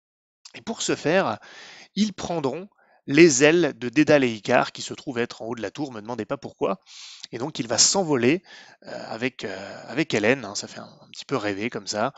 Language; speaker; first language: French; native; French